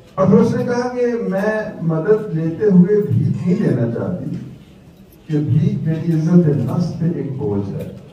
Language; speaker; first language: Urdu; non-native, local second language; Punjabi